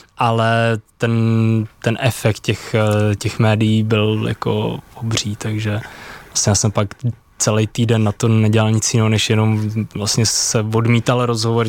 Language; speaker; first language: Czech; native; Czech